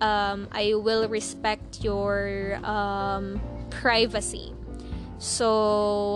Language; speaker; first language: English; non-native, local second language; Cebuano